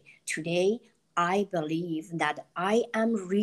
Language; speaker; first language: English; non-native, fluent; Persian